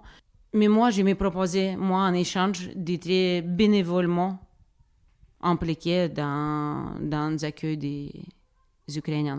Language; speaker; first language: French; non-native, fluent; Russian